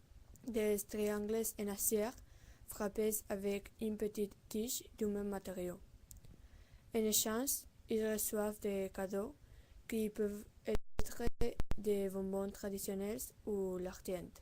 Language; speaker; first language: French; non-native, learner; Spanish